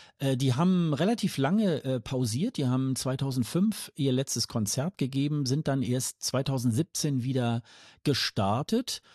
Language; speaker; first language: German; native; German